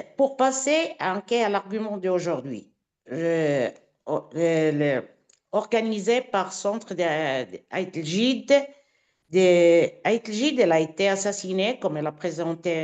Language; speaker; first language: French; non-native, fluent; Italian